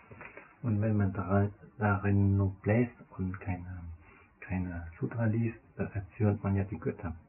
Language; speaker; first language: German; non-native, fluent; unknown